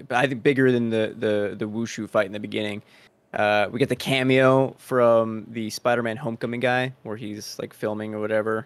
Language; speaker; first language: English; early bilingual, other home language; Spanish